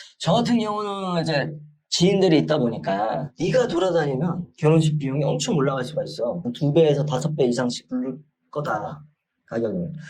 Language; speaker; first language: Korean; native; Korean